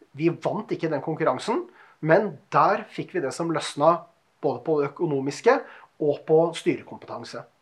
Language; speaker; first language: Norwegian; native; Norwegian